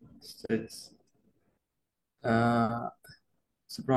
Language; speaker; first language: English; non-native, learner; Arabic